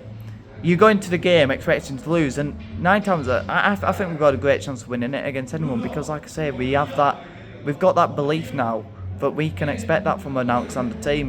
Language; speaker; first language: English; native; English